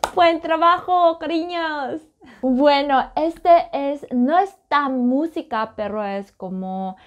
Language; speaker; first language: Spanish; non-native, learner; Korean